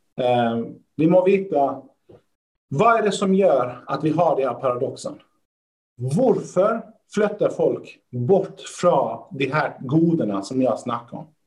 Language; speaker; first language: Swedish; early bilingual, other home language; Persian